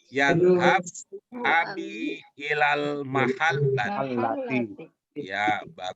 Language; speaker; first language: Arabic; non-native, fluent; Indonesian